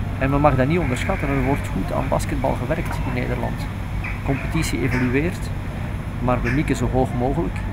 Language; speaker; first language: Dutch; native; Dutch